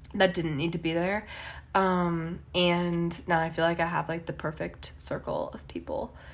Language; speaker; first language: English; native; English